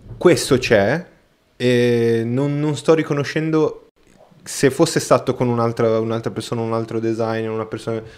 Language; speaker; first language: Italian; non-native, fluent; Portuguese